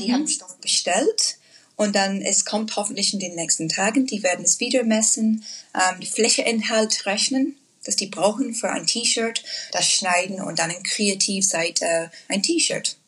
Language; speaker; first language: German; non-native, learner; English